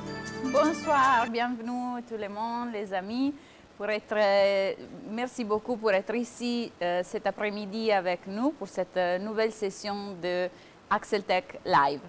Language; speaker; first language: French; non-native, fluent; Italian